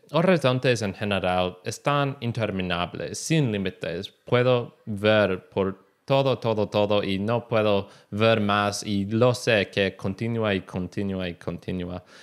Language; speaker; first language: Spanish; non-native, learner; English